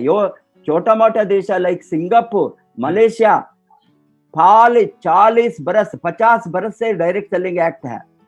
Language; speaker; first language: Hindi; non-native, local second language; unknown